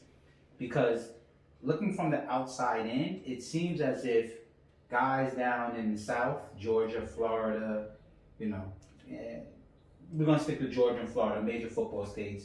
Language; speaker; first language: English; native; English